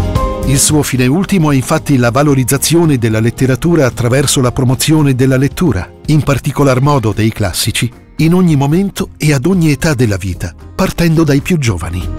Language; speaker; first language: Italian; native; Italian